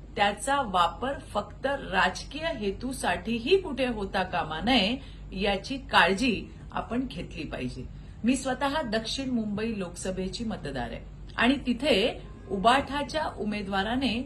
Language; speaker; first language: Marathi; native; Marathi